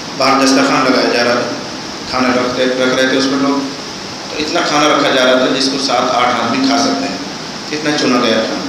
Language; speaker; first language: Urdu; non-native, local second language; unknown